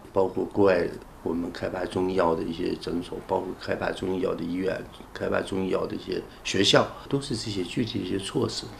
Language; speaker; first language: Chinese; native; Chinese